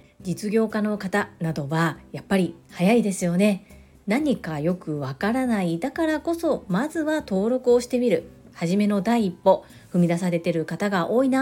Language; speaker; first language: Japanese; native; Japanese